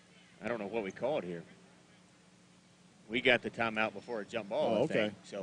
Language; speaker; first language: English; native; English